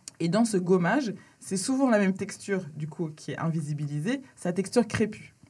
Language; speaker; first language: French; early bilingual, other home language; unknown